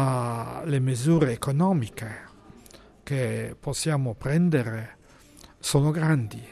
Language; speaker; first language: Italian; non-native, fluent; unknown